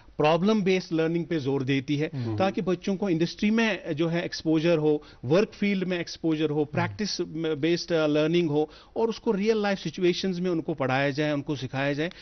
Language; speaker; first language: Hindi; non-native, local second language; Kashmiri